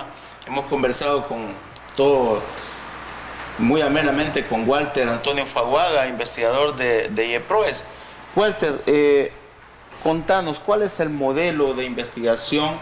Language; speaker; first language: Spanish; native; Spanish